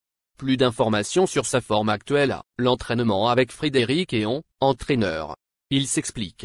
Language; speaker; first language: French; native; French